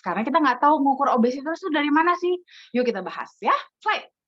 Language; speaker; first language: Indonesian; native; Indonesian